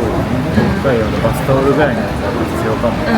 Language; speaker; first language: Japanese; native; Japanese